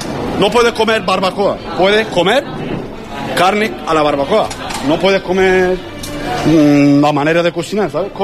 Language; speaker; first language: Spanish; non-native, learner; Turkish